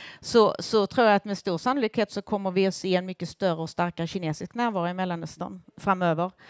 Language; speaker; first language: Swedish; native; Swedish